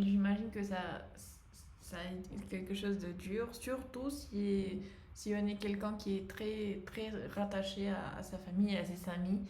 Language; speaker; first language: French; non-native, fluent; Spanish